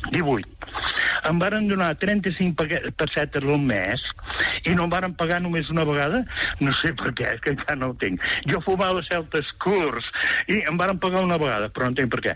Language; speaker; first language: Catalan; native; Catalan